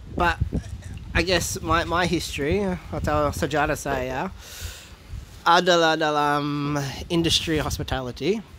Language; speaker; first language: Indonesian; non-native, fluent; English